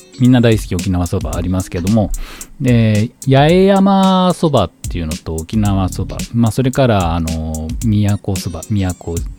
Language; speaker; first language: Japanese; native; Japanese